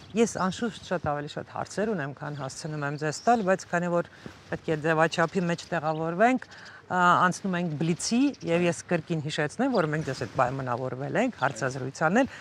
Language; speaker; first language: Armenian; native; Armenian